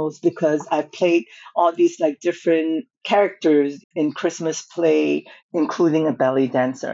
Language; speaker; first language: English; non-native, local second language; Cantonese